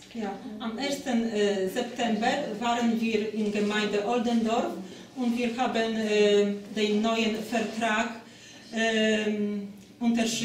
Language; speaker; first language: German; non-native, learner; Polish